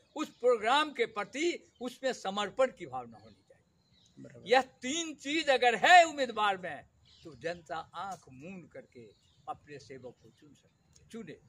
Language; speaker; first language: Hindi; native; Hindi